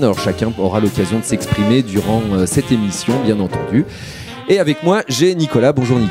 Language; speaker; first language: French; native; French